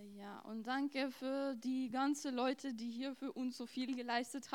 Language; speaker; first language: German; non-native, fluent; Lithuanian